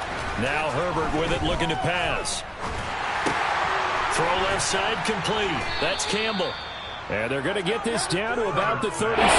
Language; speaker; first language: English; native; English